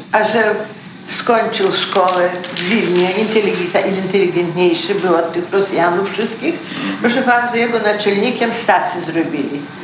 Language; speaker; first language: Polish; early bilingual, heritage; Polish